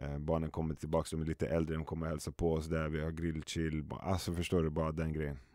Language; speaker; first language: Swedish; early bilingual, other home language; Arabic